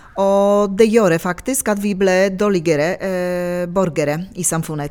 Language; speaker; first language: Norwegian; non-native, fluent; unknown